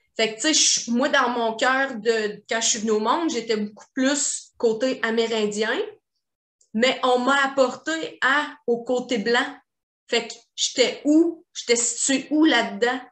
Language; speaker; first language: French; native; French